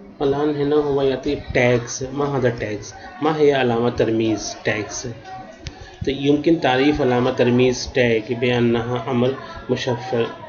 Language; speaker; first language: Arabic; non-native, learner; Urdu